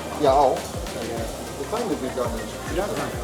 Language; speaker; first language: German; early bilingual, other home language; Turkish